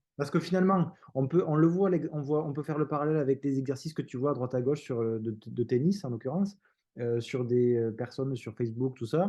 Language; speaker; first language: French; native; French